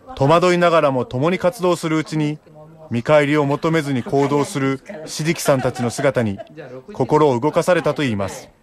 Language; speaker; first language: Japanese; native; Japanese